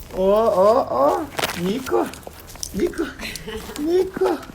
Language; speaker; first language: Turkish; non-native, learner; Portuguese